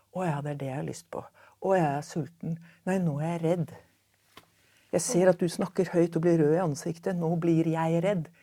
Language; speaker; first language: Norwegian; native; Norwegian